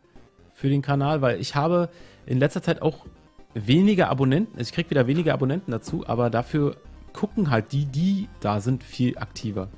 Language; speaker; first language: German; native; German